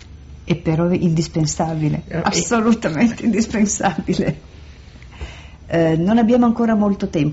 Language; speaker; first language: Italian; native; Italian